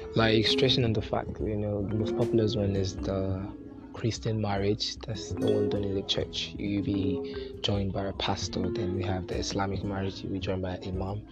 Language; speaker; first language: English; non-native, local second language; Yoruba